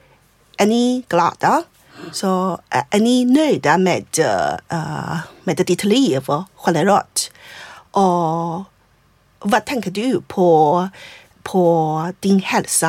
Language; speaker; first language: Swedish; non-native, fluent; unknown